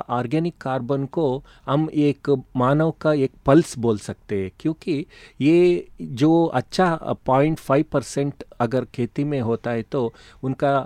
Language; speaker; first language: Hindi; non-native, local second language; Kannada